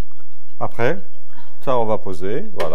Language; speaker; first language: French; native; French